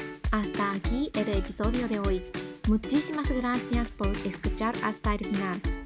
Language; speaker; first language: Spanish; non-native, fluent; Japanese